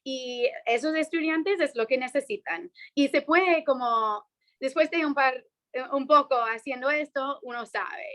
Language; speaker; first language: Spanish; non-native, fluent; English